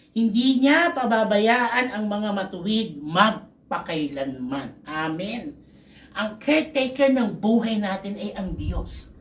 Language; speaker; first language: Filipino; native; Filipino